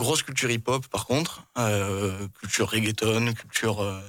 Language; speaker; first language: French; native; French